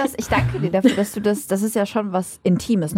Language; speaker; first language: German; native; German